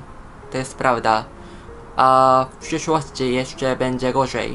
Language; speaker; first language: Polish; non-native, fluent; Japanese